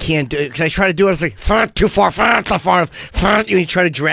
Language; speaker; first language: English; native; English